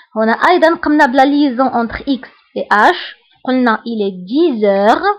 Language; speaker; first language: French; non-native, local second language; Arabic